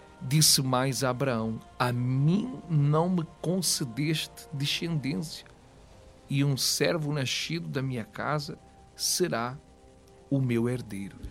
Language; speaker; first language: Portuguese; native; Portuguese